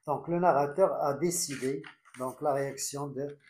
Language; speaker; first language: French; non-native, local second language; Arabic